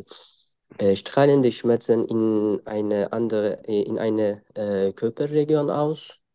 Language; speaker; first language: German; non-native, learner; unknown